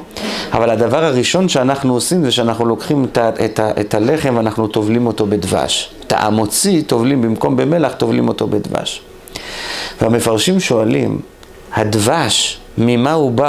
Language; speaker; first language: Hebrew; native; Hebrew